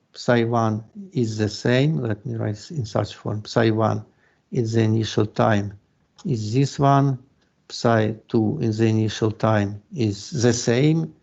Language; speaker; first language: English; non-native, fluent; Ukrainian